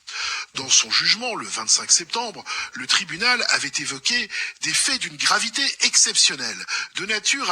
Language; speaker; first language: French; native; French